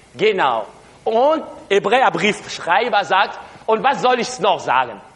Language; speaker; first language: German; non-native, learner; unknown